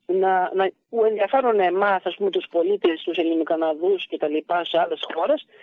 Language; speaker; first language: Greek; early bilingual, heritage; Greek